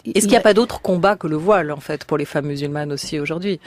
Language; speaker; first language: French; native; French